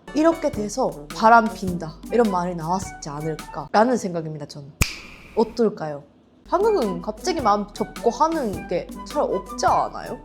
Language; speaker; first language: Korean; non-native, fluent; Japanese